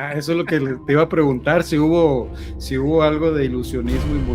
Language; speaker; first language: Spanish; native; Spanish